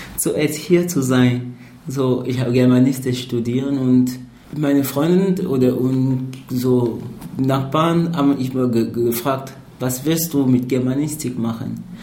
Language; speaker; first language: German; non-native, fluent; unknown